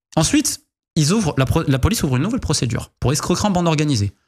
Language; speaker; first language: French; native; French